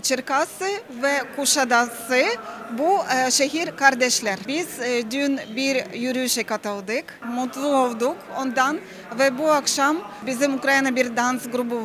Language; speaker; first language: Turkish; non-native, learner; Ukrainian